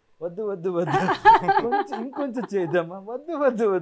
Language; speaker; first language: Telugu; non-native, fluent; Kannada